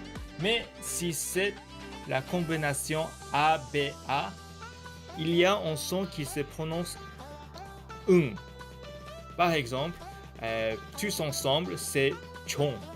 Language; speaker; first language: French; non-native, learner; Korean